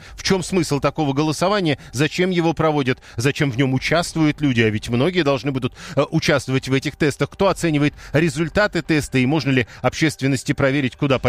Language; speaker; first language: Russian; native; Russian